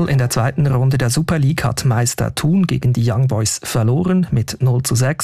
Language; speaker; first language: German; native; German